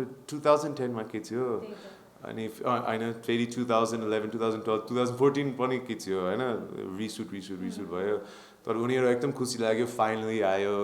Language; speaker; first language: Nepali; non-native, learner; English